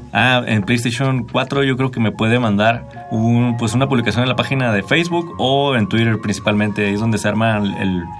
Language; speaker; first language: Spanish; native; Spanish